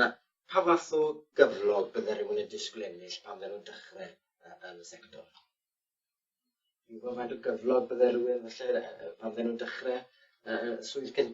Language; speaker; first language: Welsh; native; Welsh